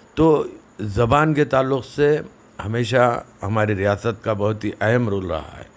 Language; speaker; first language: Urdu; native; Urdu